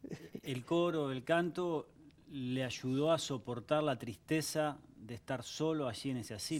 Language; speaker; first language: Spanish; native; Spanish